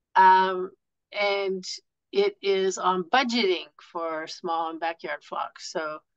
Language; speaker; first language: English; native; English